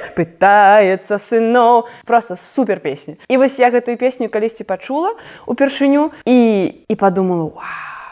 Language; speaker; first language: Belarusian; non-native, local second language; Russian